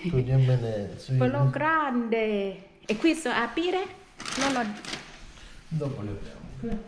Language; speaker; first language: Italian; non-native, learner; Thai